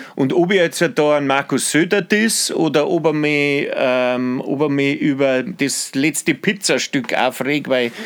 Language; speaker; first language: German; native; German